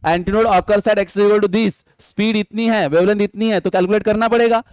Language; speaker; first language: Hindi; non-native, local second language; Marathi